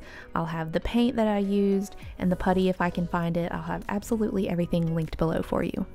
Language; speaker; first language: English; native; English